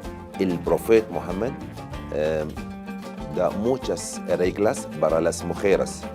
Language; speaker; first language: Spanish; non-native, fluent; Arabic